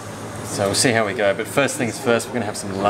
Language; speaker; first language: English; native; English